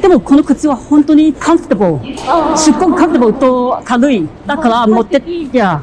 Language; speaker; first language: Japanese; non-native, learner; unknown